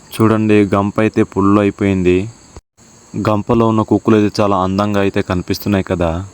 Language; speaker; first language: Telugu; non-native, local second language; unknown